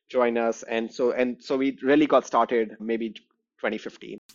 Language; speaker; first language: English; non-native, local second language; Hindi